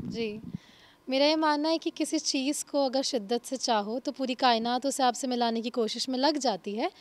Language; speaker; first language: Hindi; native; Hindi